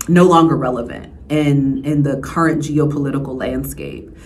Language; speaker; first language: English; native; English